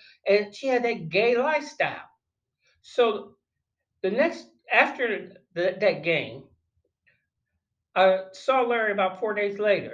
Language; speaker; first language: English; native; English